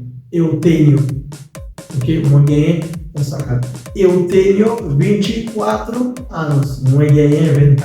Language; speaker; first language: Portuguese; non-native, learner; Haitian Creole